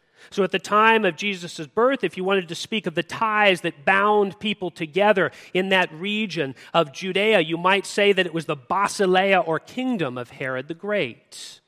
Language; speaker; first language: English; native; English